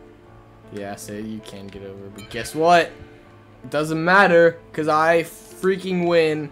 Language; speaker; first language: English; native; English